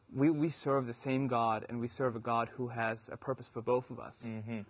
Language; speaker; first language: English; non-native, fluent; German